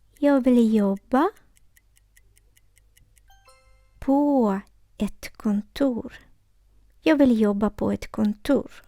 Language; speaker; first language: Swedish; non-native, fluent; Ukrainian